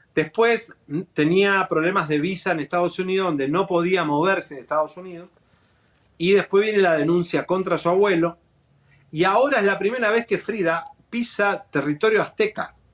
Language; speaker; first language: Spanish; native; Spanish